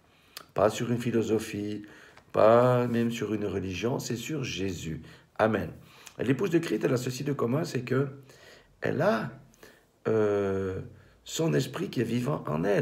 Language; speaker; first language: French; native; French